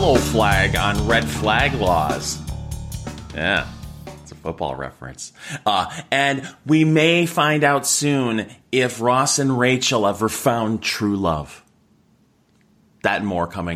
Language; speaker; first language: English; native; English